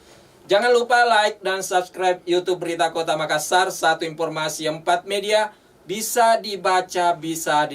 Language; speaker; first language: Indonesian; native; Indonesian